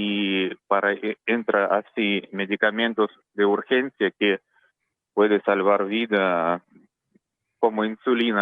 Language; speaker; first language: Spanish; non-native, learner; Russian